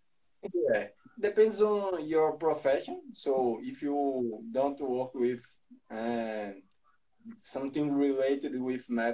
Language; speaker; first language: English; non-native, learner; Portuguese